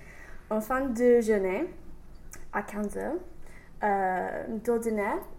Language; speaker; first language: French; non-native, learner; English